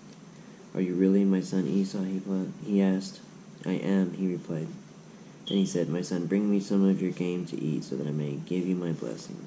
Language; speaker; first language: English; native; English